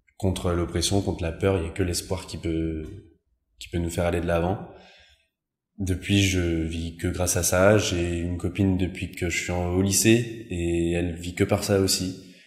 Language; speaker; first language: French; native; French